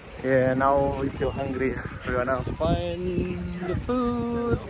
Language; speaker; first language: English; non-native, learner; Indonesian